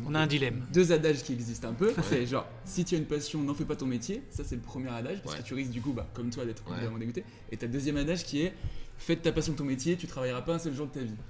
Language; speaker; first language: French; native; French